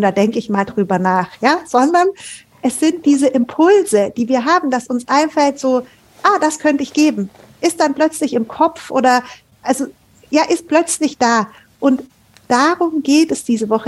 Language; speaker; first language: German; native; German